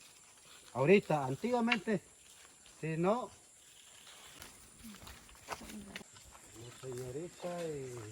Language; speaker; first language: Spanish; non-native, local second language; Ticuna